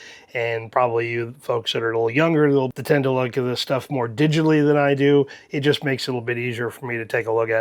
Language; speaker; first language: English; native; English